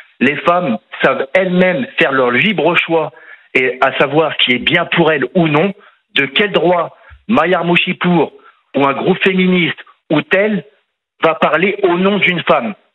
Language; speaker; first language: French; native; French